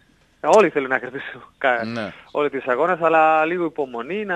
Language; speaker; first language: Greek; non-native, learner; Spanish